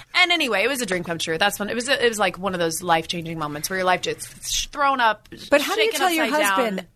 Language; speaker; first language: English; native; English